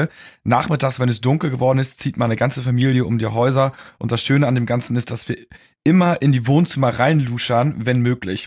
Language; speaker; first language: German; native; German